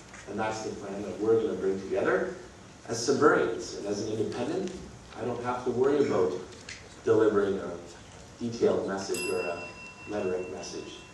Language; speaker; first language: English; early bilingual, other home language; French